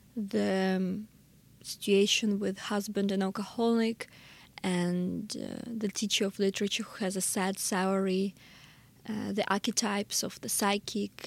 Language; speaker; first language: English; non-native, fluent; Russian